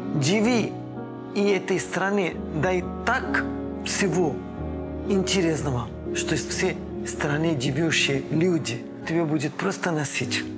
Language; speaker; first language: Russian; non-native, learner; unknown